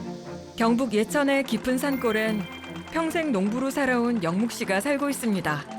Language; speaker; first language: Korean; native; Korean